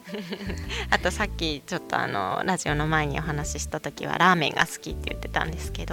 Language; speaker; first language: Japanese; native; Japanese